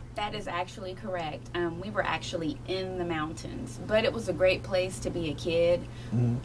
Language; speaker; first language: English; native; English